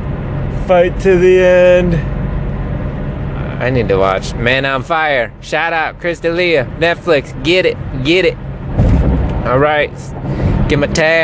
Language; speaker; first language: English; native; English